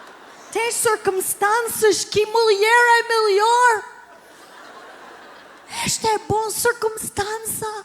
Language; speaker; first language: Portuguese; non-native, learner; English